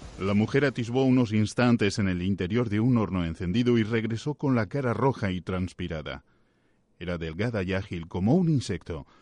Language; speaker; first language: Spanish; native; Spanish